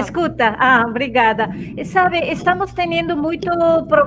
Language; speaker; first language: Portuguese; non-native, fluent; Spanish